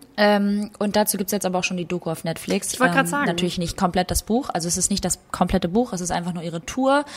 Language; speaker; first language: German; early bilingual, other home language; Albanian